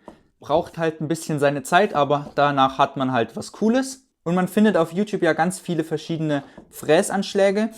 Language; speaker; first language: German; native; German